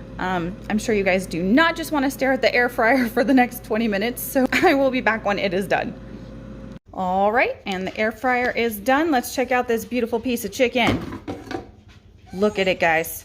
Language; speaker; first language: English; native; English